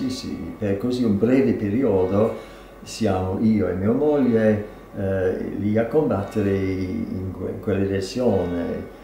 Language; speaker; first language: Italian; non-native, fluent; English